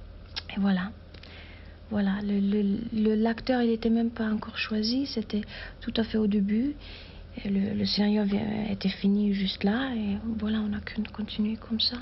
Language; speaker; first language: French; non-native, fluent; German